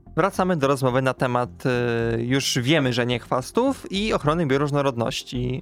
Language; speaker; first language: Polish; native; Polish